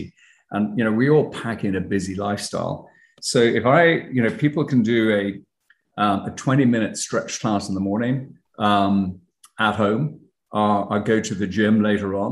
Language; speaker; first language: English; native; English